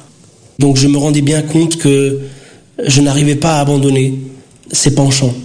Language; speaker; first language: French; early bilingual, other home language; Portuguese